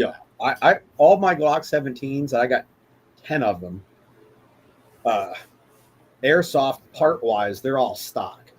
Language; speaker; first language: English; native; English